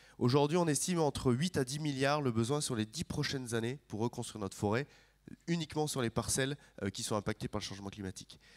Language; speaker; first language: French; native; French